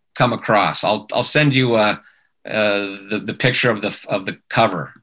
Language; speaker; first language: English; native; English